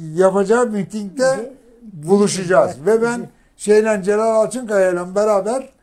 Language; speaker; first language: Turkish; native; Turkish